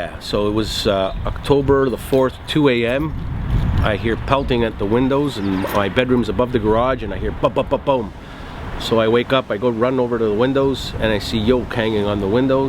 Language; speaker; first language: English; native; English